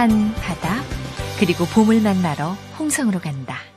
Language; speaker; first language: Korean; native; Korean